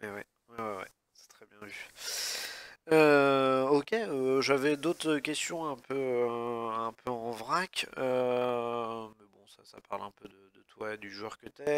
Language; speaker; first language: French; native; French